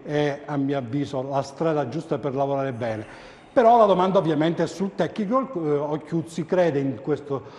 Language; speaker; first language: Italian; native; Italian